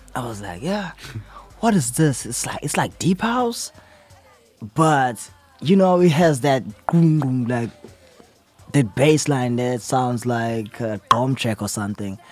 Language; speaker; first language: English; non-native, local second language; Zulu